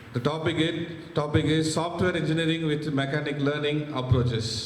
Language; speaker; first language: English; non-native, local second language; Tamil